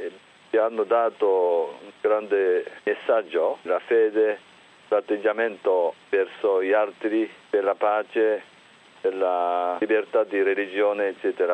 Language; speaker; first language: Italian; non-native, fluent; Japanese